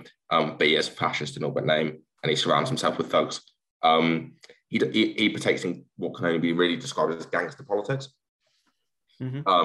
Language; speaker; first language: English; native; English